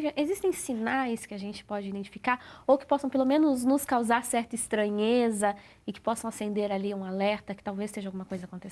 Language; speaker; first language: Portuguese; native; Portuguese